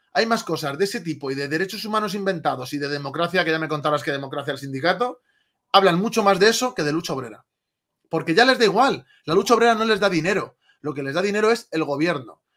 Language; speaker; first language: Spanish; native; Spanish